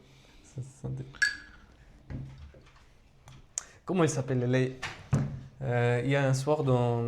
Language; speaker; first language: French; non-native, fluent; Georgian